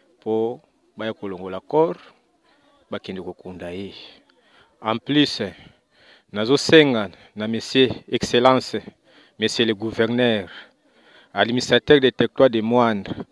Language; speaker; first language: Lingala; non-native, local second language; Kongo